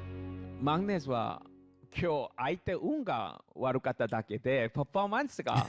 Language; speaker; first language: Japanese; non-native, learner; Korean